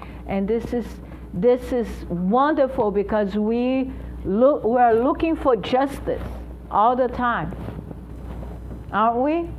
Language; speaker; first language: English; non-native, fluent; Portuguese